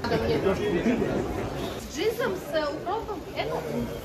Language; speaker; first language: Russian; native; Russian